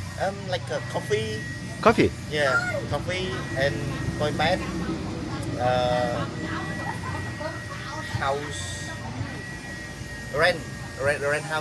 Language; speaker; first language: English; non-native, learner; Khmer